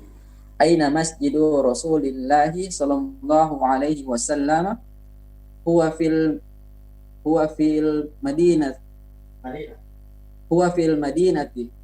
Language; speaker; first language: Arabic; non-native, learner; Indonesian